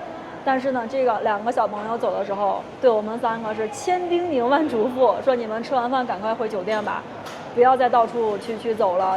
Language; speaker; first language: Chinese; native; Chinese